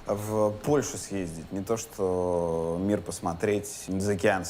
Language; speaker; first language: Russian; native; Russian